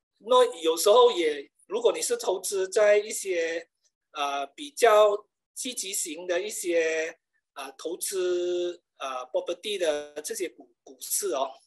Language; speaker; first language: Chinese; native; Chinese